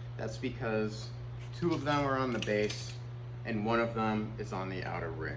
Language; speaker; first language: English; native; English